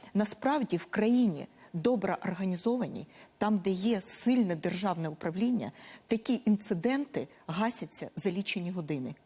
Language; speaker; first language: Ukrainian; non-native, local second language; Russian